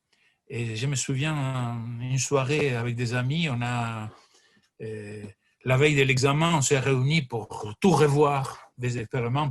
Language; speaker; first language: French; non-native, fluent; Spanish